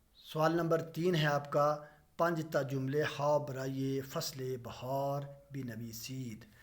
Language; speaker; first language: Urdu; non-native, local second language; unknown